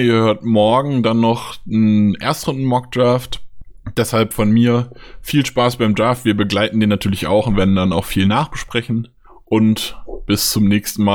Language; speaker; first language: German; native; German